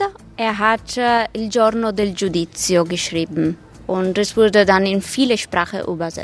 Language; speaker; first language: German; non-native, fluent; Italian